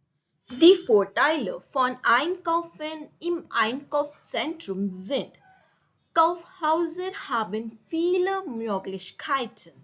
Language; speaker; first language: German; non-native, fluent; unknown